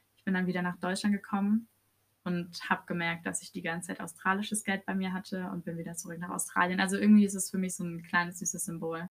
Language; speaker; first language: German; early bilingual, other home language; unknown